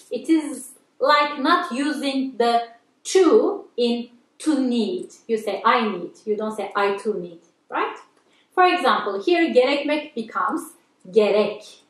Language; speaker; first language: English; non-native, fluent; Turkish